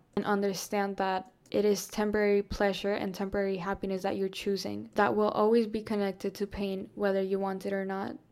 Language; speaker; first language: English; non-native, fluent; Spanish